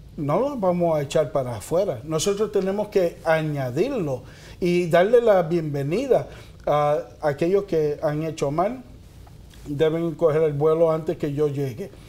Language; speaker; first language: Spanish; early bilingual, heritage; Spanish